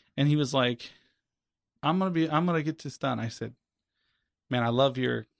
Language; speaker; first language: English; native; English